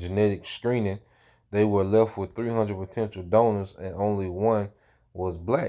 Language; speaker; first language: English; native; English